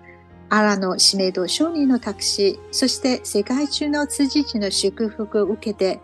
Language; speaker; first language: Japanese; non-native, fluent; Chinese